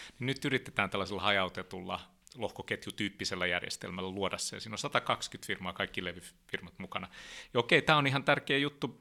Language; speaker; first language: Finnish; early bilingual, heritage; Finnish